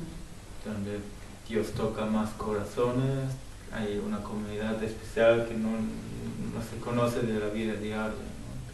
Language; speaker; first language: Spanish; non-native, fluent; German